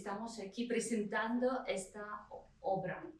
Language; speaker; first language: Spanish; non-native, fluent; Ukrainian